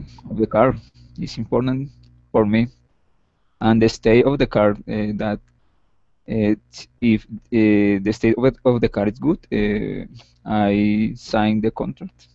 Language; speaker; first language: English; non-native, learner; Spanish